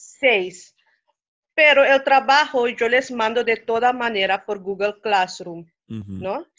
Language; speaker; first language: Spanish; non-native, fluent; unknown